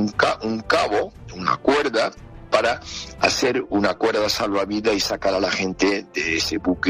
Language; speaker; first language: Spanish; native; Spanish